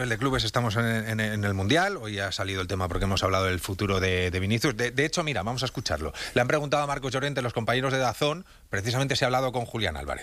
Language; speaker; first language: Spanish; native; Spanish